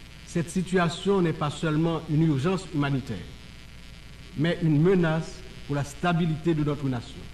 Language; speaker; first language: French; non-native, local second language; Haitian Creole